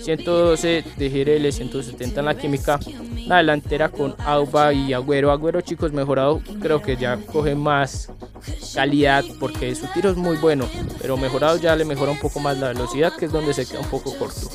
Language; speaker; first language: Spanish; native; Spanish